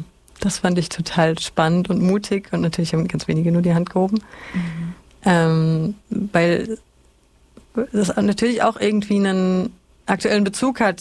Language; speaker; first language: German; native; German